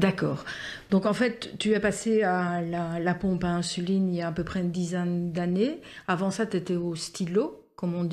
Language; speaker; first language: French; native; French